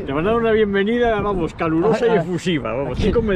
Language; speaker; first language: Spanish; native; Spanish